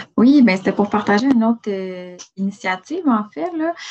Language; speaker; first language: French; native; French